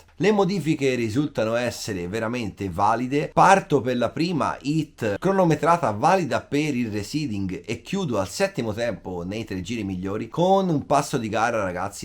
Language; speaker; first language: Italian; native; Italian